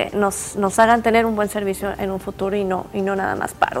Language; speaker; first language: Spanish; native; Spanish